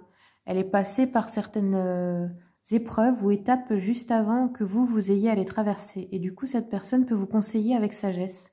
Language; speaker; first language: French; native; French